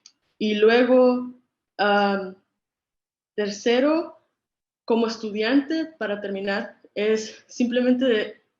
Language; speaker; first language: Spanish; early bilingual, other home language; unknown